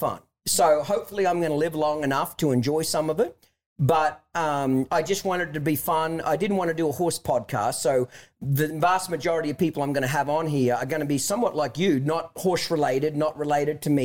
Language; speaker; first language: English; native; English